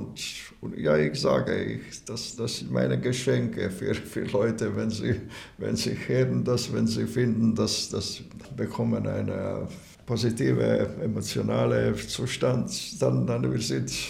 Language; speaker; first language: German; non-native, learner; Latvian